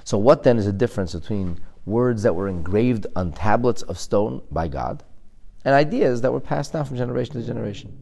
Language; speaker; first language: English; native; English